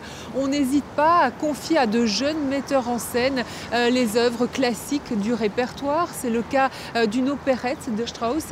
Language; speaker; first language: French; native; French